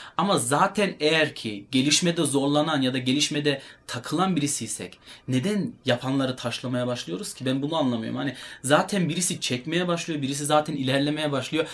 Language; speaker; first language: Turkish; early bilingual, heritage; Turkish